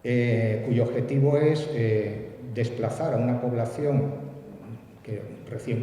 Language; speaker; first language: Spanish; native; Spanish